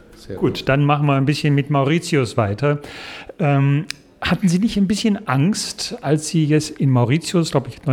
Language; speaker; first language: German; native; German